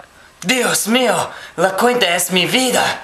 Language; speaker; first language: Spanish; non-native, learner; English